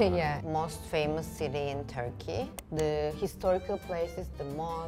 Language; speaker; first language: English; non-native, fluent; Turkish